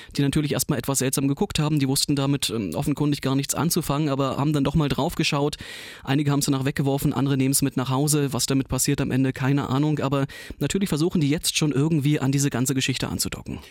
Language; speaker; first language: German; native; German